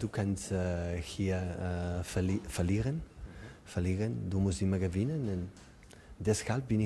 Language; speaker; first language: German; non-native, learner; Catalan